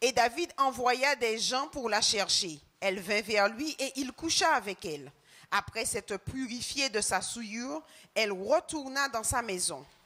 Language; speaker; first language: French; native; French